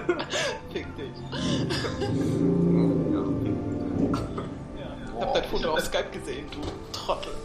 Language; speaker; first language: German; native; German